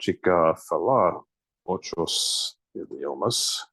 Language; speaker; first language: Portuguese; non-native, learner; English